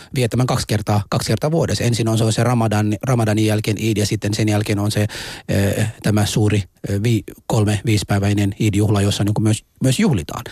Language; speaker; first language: Finnish; non-native, fluent; Somali